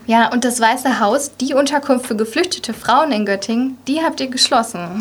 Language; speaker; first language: German; native; German